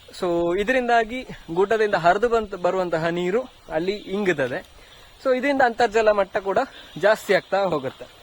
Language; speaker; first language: Kannada; non-native, local second language; Tulu